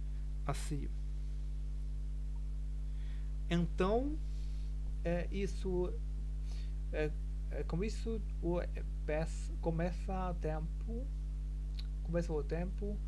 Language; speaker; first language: Portuguese; non-native, learner; German